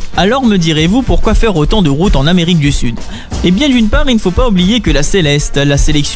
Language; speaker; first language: French; native; French